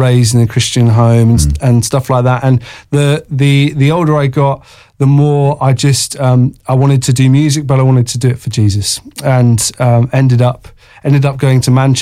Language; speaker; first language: English; native; English